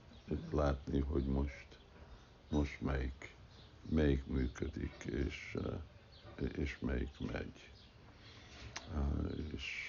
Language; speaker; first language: Hungarian; early bilingual, heritage; Hungarian